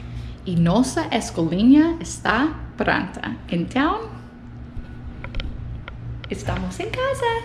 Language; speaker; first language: Portuguese; non-native, learner; English